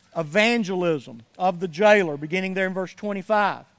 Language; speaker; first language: English; native; English